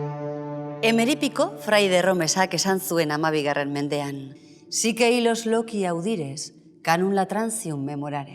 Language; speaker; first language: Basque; native; Basque